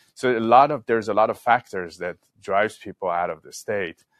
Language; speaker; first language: English; non-native, fluent; Persian